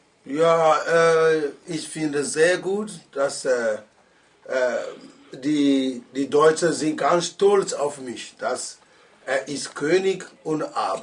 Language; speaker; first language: German; non-native, learner; Ewe